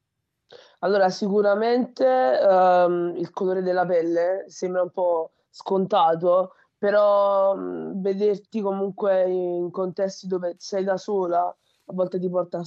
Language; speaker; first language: Italian; early bilingual, other home language; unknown